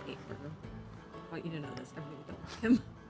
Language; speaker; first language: English; native; English